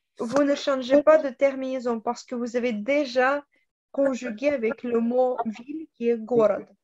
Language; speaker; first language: French; non-native, fluent; Russian